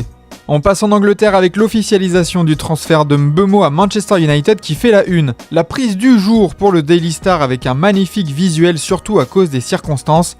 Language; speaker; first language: French; native; French